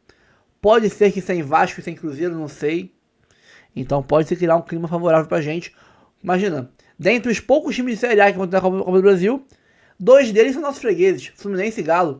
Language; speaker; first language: Portuguese; native; Portuguese